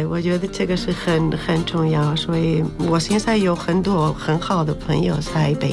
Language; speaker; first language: Chinese; non-native, fluent; Spanish